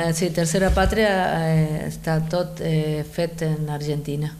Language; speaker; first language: Catalan; non-native, fluent; Spanish